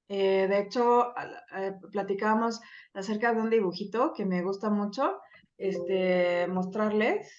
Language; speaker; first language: Spanish; native; Spanish